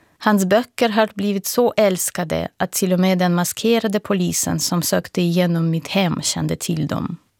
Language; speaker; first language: Swedish; non-native, fluent; Russian